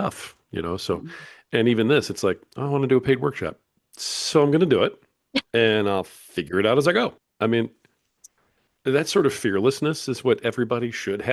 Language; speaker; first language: English; native; English